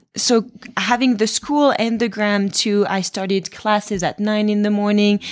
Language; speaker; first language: English; non-native, fluent; French